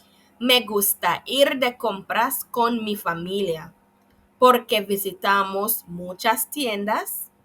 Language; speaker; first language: Spanish; non-native, learner; English